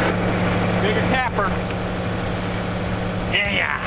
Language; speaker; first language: English; native; English